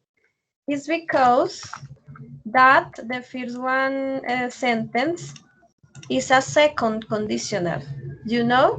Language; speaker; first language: English; non-native, learner; Spanish